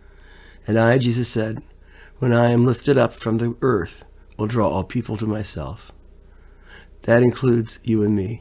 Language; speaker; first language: English; native; English